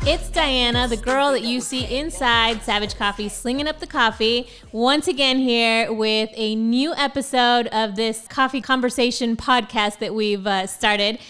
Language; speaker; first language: English; early bilingual, other home language; Spanish